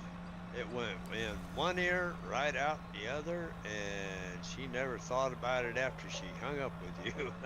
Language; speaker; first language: English; native; English